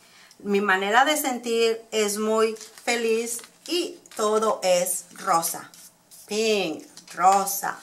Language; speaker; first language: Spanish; early bilingual, heritage; Spanish